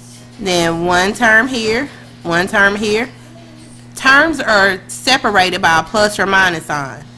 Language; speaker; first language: English; native; English